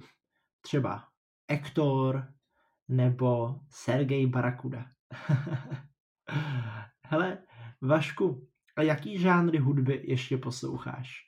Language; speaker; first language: Czech; non-native, fluent; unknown